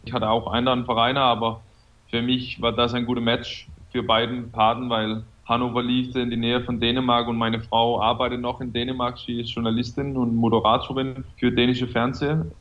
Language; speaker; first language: German; non-native, fluent; Danish